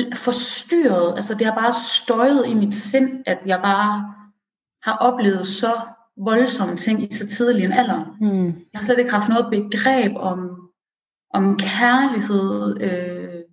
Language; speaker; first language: Danish; early bilingual, other home language; Persian